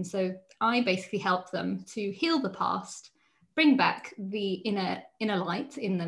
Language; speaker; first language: English; native; English